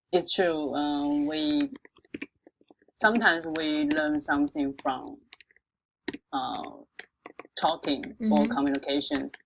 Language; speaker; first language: English; non-native, local second language; Chinese